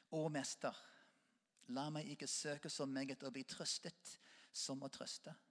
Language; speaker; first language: Norwegian; non-native, fluent; English